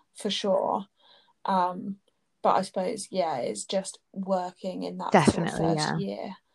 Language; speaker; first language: English; native; English